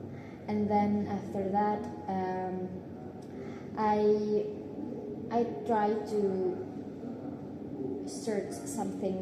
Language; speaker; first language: English; non-native, learner; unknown